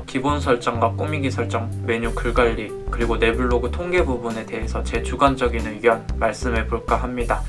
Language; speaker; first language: Korean; native; Korean